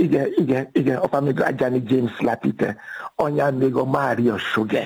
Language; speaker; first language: Hungarian; non-native, fluent; Yoruba